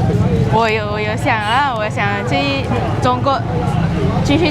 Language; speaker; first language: Chinese; non-native, local second language; Malay